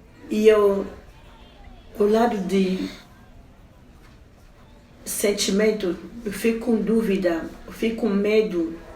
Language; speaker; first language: Portuguese; non-native, fluent; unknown